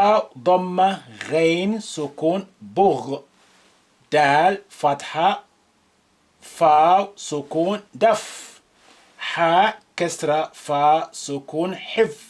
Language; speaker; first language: Arabic; non-native, fluent; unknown